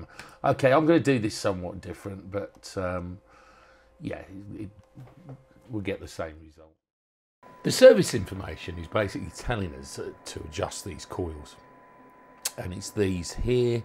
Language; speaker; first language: English; native; English